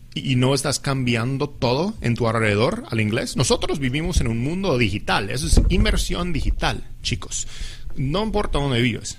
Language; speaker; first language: Spanish; non-native, fluent; English